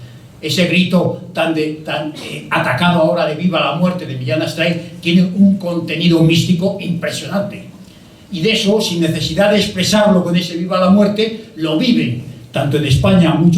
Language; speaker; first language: Spanish; native; Spanish